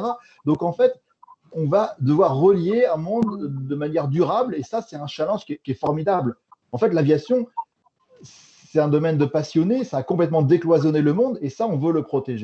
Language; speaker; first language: French; native; French